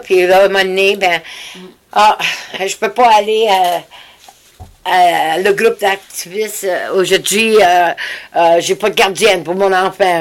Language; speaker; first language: French; native; French